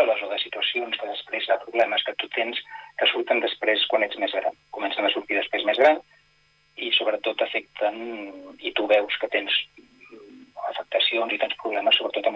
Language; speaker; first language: Catalan; native; Catalan